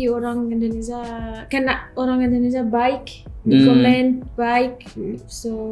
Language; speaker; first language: Indonesian; non-native, learner; French